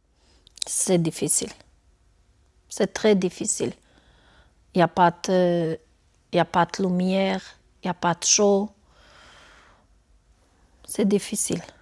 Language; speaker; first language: French; non-native, learner; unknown